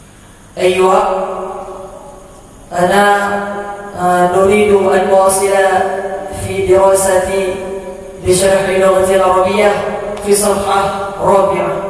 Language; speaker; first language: Arabic; non-native, learner; Achinese